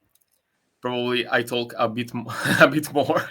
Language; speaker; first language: English; non-native, learner; Italian